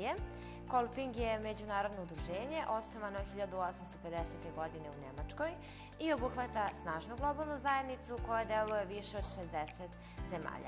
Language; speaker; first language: Serbian; native; Serbian